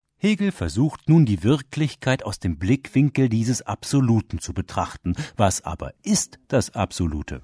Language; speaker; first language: German; native; German